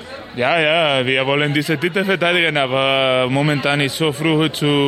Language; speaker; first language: German; non-native, learner; Spanish